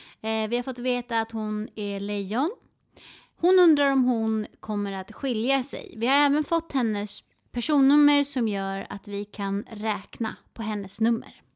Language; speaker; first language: Swedish; native; Swedish